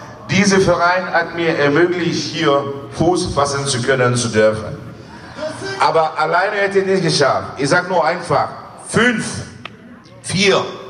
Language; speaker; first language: German; non-native, fluent; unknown